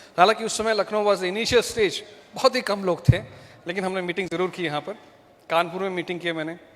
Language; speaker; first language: Hindi; non-native, local second language; Malayalam